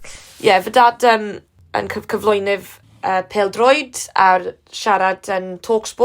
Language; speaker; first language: Welsh; non-native, learner; English